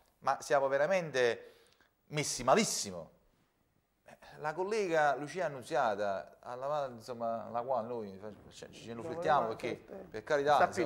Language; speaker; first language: Italian; native; Italian